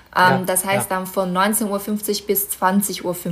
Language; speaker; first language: German; non-native, fluent; Chinese